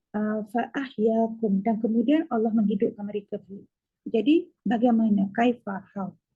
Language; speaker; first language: Malay; native; Malay